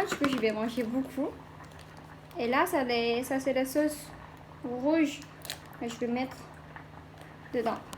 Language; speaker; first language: French; non-native, learner; Korean